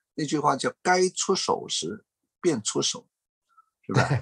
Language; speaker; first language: Chinese; non-native, fluent; Cantonese